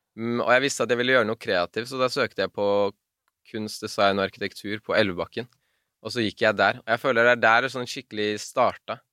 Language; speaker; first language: Norwegian; native; Norwegian